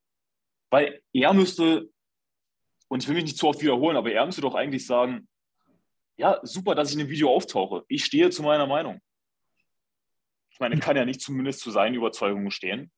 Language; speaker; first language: German; native; German